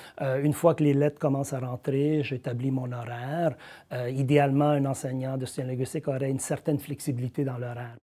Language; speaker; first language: French; native; French